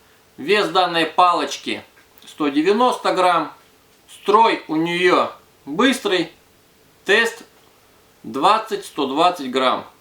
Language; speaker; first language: Russian; native; Russian